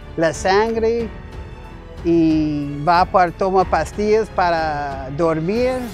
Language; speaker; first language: Spanish; non-native, learner; English